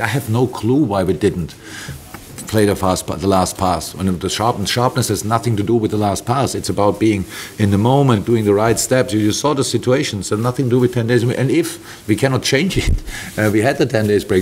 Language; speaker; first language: English; non-native, fluent; German